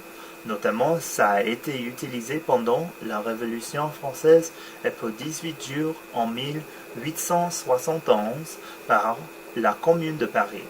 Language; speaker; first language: French; non-native, learner; English